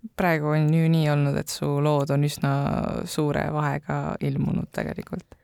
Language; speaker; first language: Estonian; native; Estonian